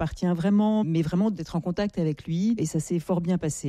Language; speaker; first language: French; native; French